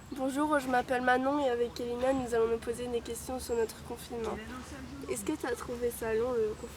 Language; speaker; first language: French; native; French